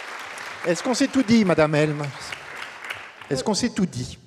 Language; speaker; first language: French; native; French